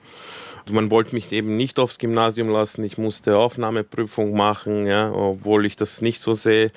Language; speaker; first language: German; early bilingual, other home language; Croatian